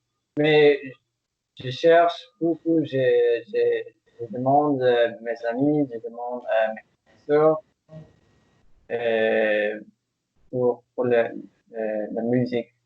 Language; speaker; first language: French; non-native, learner; English